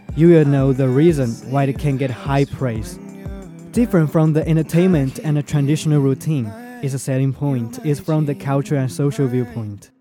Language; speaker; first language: English; non-native, fluent; Chinese